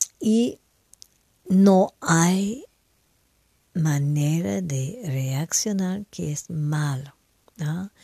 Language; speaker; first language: Spanish; non-native, fluent; French